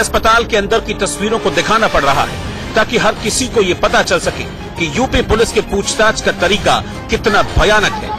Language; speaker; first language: Hindi; native; Hindi